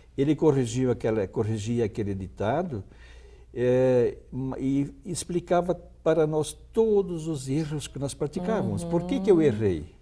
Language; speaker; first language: Portuguese; non-native, local second language; German